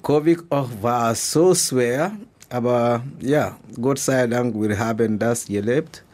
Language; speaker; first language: German; non-native, learner; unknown